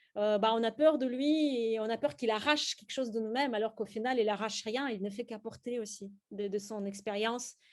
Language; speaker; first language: French; non-native, fluent; Russian